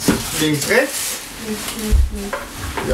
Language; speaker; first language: German; native; German